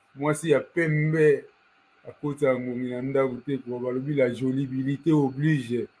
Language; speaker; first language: French; non-native, local second language; Lingala